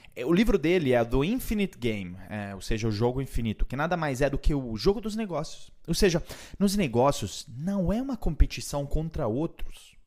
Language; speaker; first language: Portuguese; non-native, fluent; Italian